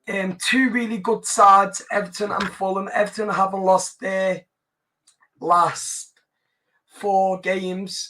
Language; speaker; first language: English; native; English